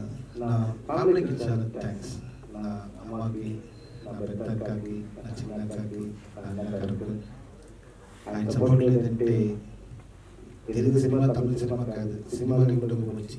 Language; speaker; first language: Telugu; non-native, learner; Tamil